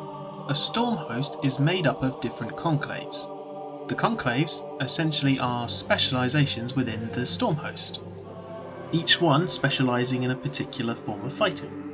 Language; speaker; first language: English; native; English